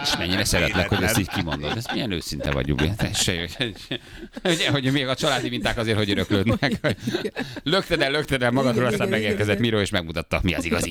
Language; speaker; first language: Hungarian; native; Hungarian